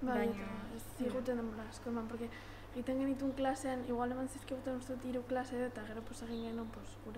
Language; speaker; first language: Basque; non-native, local second language; Spanish